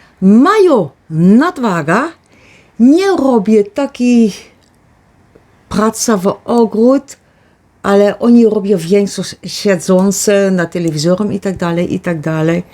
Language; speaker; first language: Polish; early bilingual, heritage; Polish